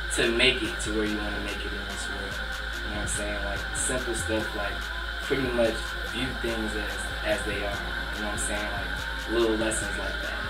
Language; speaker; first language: English; native; English